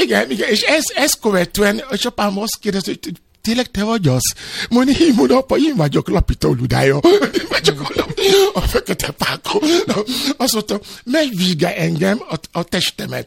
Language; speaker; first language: Hungarian; non-native, fluent; Yoruba